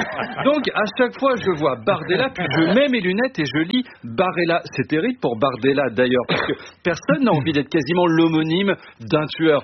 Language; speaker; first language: French; native; French